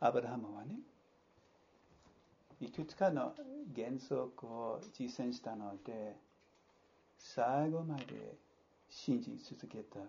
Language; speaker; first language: Japanese; non-native, fluent; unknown